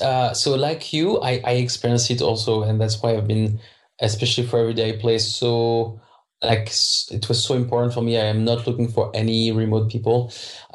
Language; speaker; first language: English; non-native, fluent; French